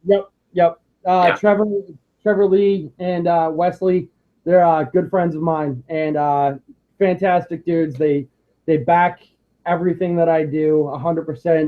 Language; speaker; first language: English; native; English